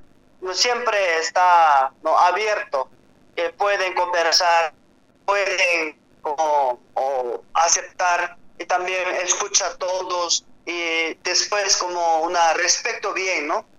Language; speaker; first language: Spanish; non-native, learner; Korean